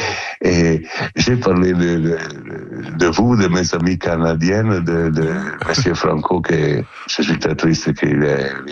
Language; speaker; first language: French; non-native, learner; Italian